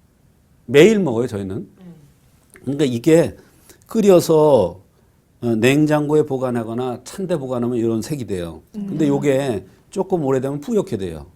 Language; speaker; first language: Korean; native; Korean